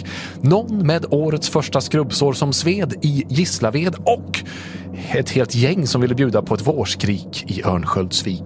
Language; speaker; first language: Swedish; native; Swedish